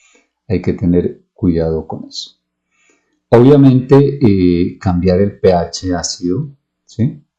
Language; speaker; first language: Spanish; native; Spanish